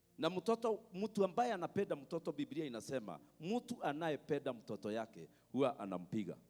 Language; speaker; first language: Swahili; non-native, local second language; Kikuyu